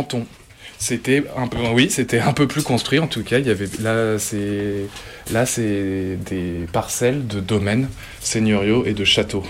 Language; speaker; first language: French; native; French